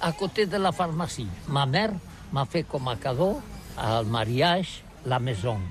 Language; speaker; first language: French; non-native, learner; Catalan